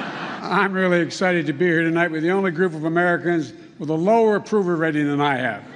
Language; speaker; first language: English; native; English